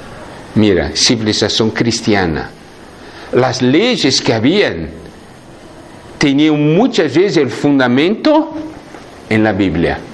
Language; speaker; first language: Spanish; non-native, fluent; Portuguese